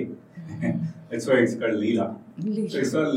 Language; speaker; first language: English; non-native, local second language; Kannada